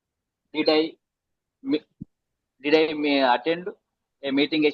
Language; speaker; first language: English; non-native, learner; Telugu